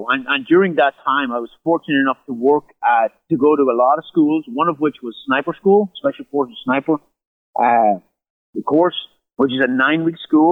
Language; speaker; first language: English; native; English